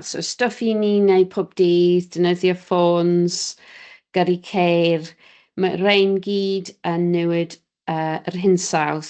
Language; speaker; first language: Welsh; native; Welsh